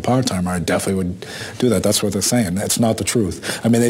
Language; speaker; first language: English; native; English